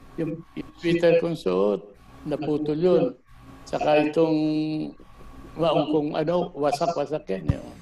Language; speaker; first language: Filipino; native; Filipino